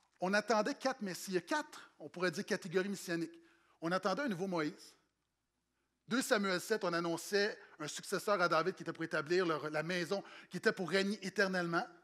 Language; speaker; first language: French; native; French